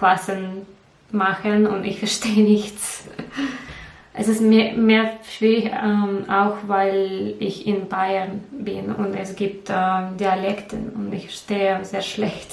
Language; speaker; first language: German; non-native, learner; Russian